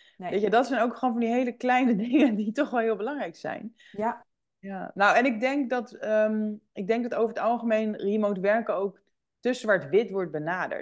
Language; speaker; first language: Dutch; native; Dutch